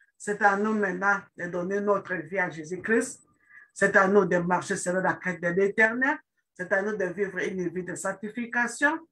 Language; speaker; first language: French; non-native, local second language; Lingala